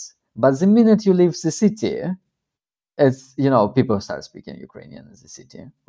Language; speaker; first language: English; non-native, fluent; Russian